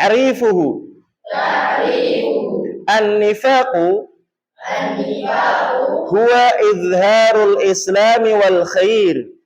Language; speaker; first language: Arabic; non-native, learner; Indonesian